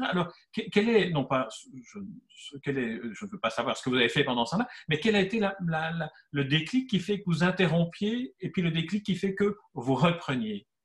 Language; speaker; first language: French; native; French